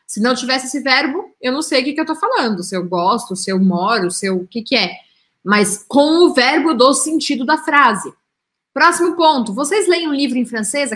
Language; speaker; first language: Portuguese; native; Portuguese